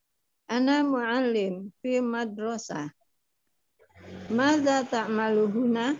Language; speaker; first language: Arabic; non-native, learner; Indonesian